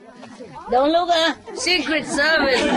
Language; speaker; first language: English; non-native, fluent; Vietnamese